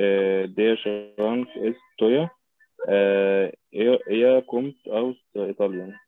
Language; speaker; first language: German; non-native, learner; Arabic